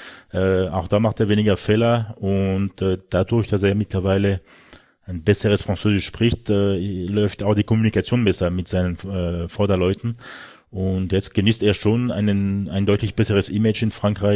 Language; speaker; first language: German; native; German